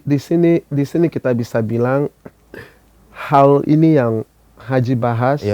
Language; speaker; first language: Indonesian; non-native, fluent; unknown